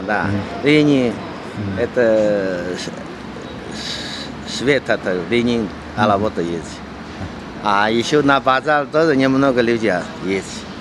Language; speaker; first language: Russian; non-native, learner; Chinese